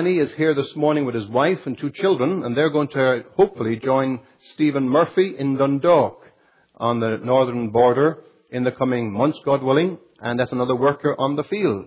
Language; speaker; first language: English; native; English